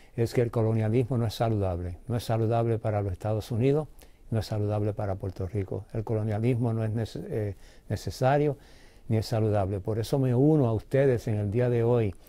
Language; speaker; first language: Spanish; early bilingual, heritage; Spanish